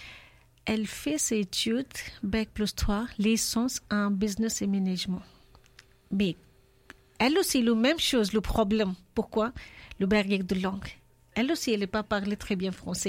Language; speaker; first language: French; non-native, learner; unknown